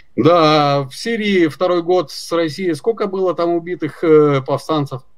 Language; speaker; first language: Russian; native; Russian